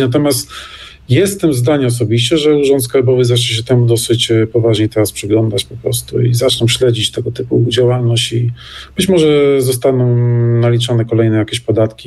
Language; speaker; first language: Polish; native; Polish